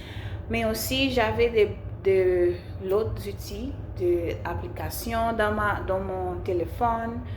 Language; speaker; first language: French; non-native, learner; English